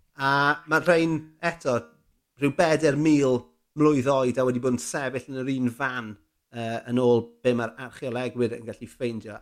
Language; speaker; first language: Welsh; native; Welsh